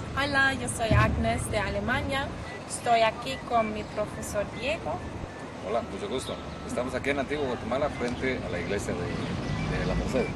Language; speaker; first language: Spanish; non-native, learner; German